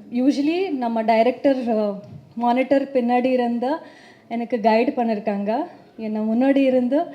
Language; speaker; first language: Tamil; non-native, learner; Kannada